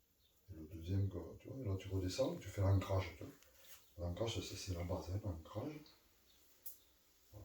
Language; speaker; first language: French; native; French